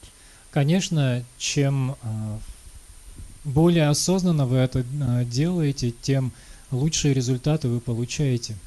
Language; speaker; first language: Russian; native; Russian